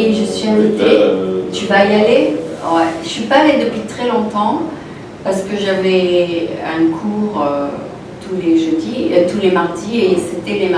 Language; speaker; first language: French; non-native, fluent; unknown